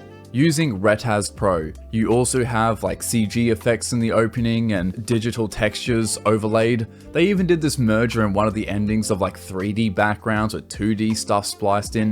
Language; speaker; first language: English; native; English